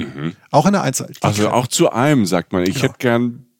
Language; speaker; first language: German; native; German